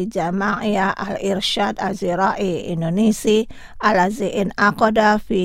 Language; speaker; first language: Arabic; non-native, fluent; Indonesian